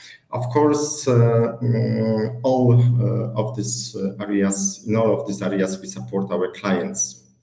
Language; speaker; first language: English; non-native, fluent; Polish